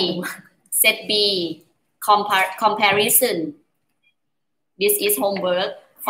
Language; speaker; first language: English; non-native, learner; Thai